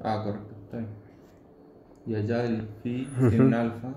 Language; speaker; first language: Spanish; native; Spanish